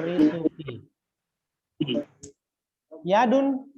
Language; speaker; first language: Arabic; non-native, fluent; Indonesian